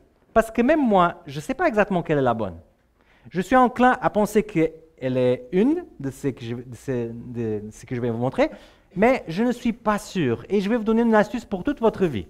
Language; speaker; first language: French; native; French